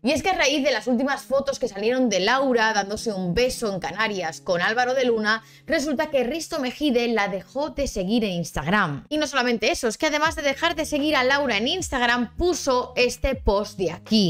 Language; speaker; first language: Spanish; native; Spanish